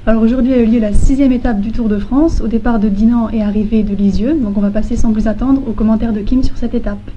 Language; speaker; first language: French; native; French